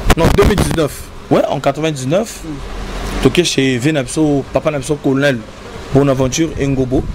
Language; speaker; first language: Lingala; native; Lingala